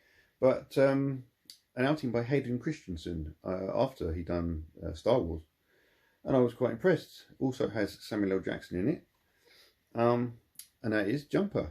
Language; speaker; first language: English; native; English